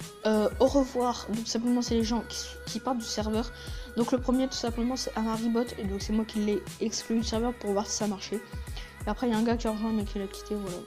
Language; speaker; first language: French; native; French